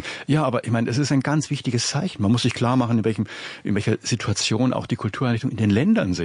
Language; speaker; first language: German; native; German